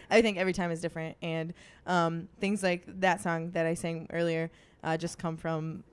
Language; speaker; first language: English; native; English